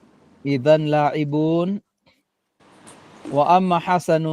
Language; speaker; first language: Arabic; non-native, fluent; Filipino